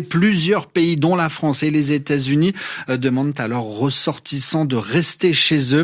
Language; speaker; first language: French; native; French